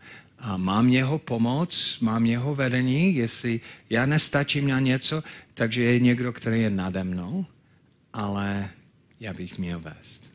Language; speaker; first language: Czech; non-native, fluent; English